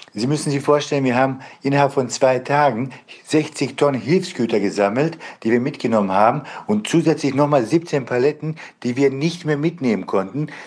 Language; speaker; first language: German; non-native, fluent; Bosnian